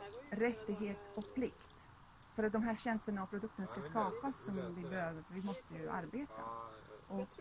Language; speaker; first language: Swedish; non-native, fluent; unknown